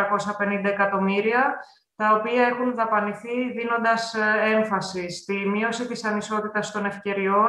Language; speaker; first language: Greek; native; Greek